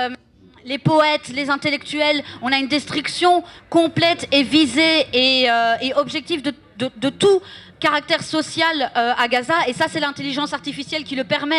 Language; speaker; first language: French; native; French